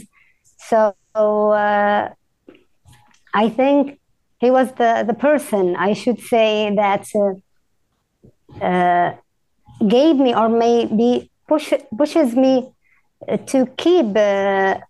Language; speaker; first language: English; non-native, fluent; Arabic